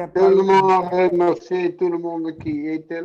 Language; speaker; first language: French; non-native, fluent; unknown